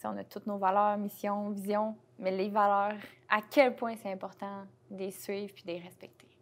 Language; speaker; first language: French; native; French